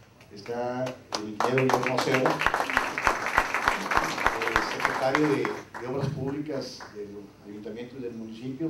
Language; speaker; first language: Spanish; native; Spanish